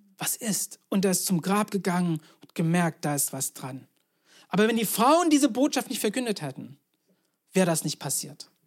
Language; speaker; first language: German; non-native, fluent; English